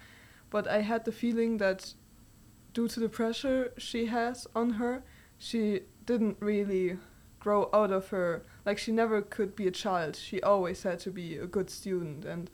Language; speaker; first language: English; non-native, fluent; German